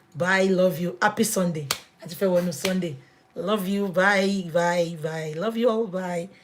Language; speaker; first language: English; non-native, local second language; Yoruba